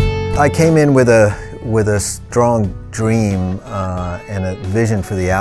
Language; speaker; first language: English; native; English